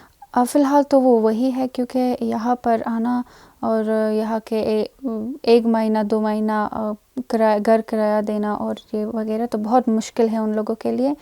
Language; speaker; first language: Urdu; non-native, fluent; Persian